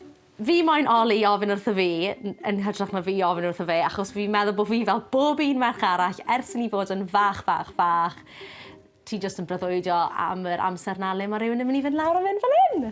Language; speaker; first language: Welsh; native; Welsh